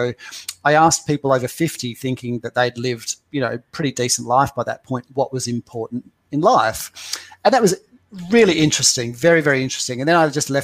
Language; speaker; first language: English; native; English